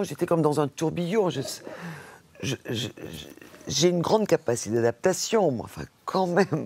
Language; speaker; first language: French; native; French